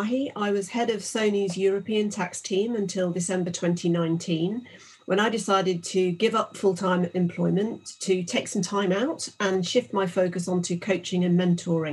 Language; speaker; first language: English; native; English